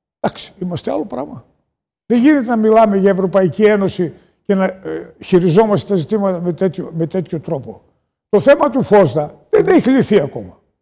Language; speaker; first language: Greek; native; Greek